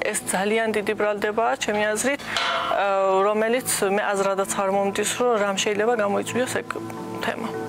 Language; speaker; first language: Georgian; early bilingual, heritage; Georgian